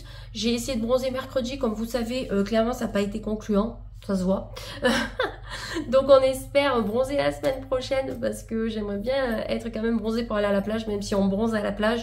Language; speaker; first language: French; native; French